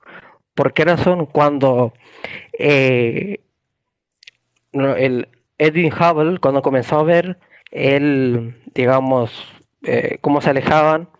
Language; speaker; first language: Spanish; native; Spanish